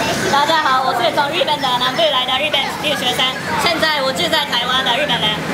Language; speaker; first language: Chinese; non-native, learner; Japanese